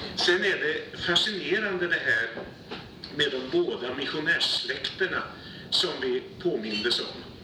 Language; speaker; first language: Swedish; native; Swedish